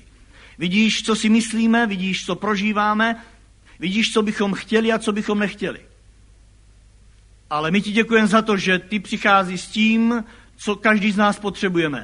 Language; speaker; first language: Czech; native; Czech